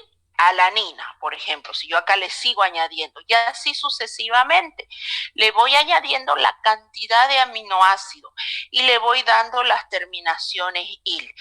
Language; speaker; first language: Spanish; native; Spanish